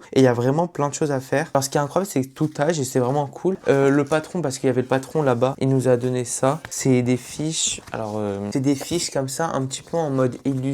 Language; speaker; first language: French; native; French